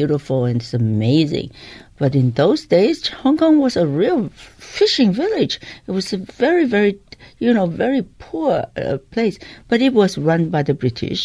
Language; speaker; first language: English; non-native, local second language; Cantonese